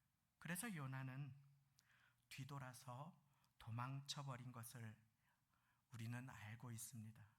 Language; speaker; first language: Korean; native; Korean